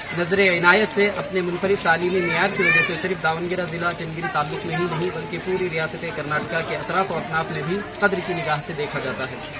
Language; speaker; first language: Urdu; native; Urdu